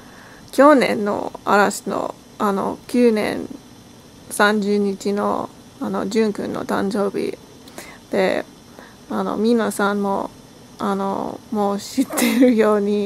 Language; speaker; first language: Japanese; non-native, learner; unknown